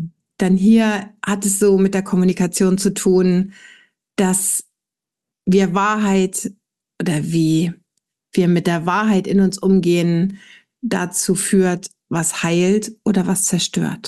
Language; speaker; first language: German; native; German